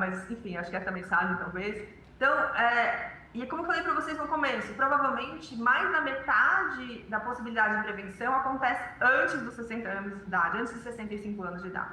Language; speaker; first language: Portuguese; native; Portuguese